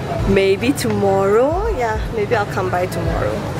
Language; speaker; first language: English; non-native, local second language; Chinese